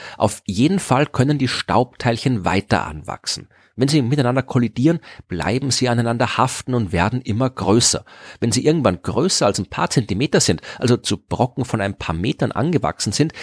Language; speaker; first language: German; native; German